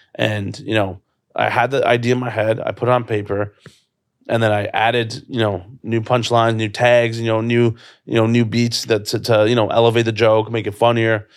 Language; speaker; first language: English; native; English